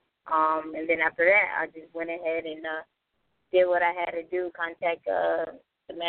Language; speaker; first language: English; native; English